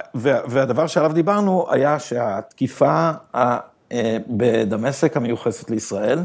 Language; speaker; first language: Hebrew; native; Hebrew